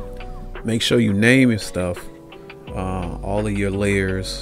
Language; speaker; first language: English; native; English